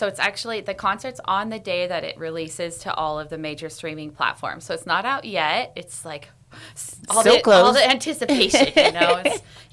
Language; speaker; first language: English; native; English